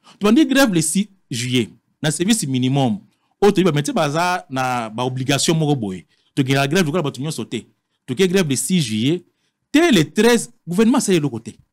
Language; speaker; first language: French; non-native, local second language; Lingala